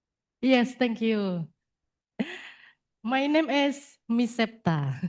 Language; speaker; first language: English; non-native, learner; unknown